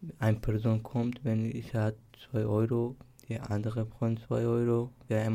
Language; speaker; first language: German; non-native, learner; Turkish